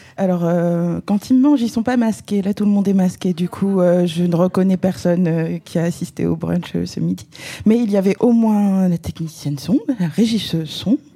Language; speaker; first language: French; native; French